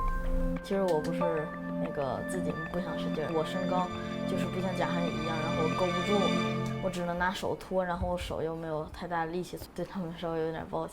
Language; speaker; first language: Chinese; native; Chinese